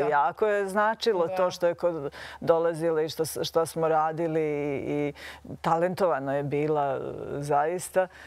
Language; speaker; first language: Croatian; native; Croatian